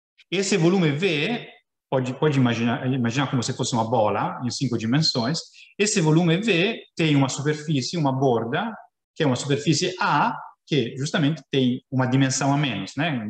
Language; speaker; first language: Portuguese; non-native, fluent; Italian